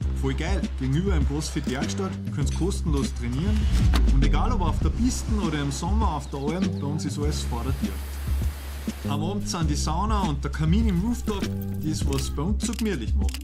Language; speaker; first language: German; native; German